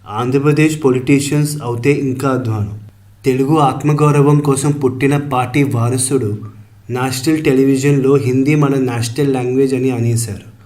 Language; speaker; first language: Telugu; early bilingual, heritage; Telugu